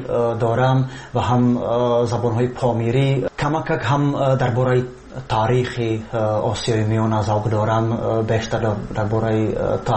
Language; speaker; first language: Persian; non-native, fluent; Czech